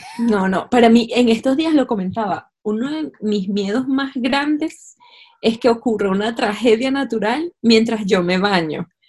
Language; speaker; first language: Spanish; native; Spanish